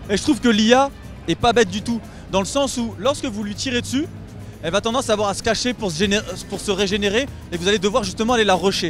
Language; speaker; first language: French; native; French